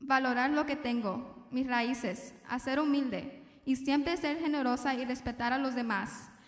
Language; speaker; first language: Spanish; early bilingual, heritage; Spanish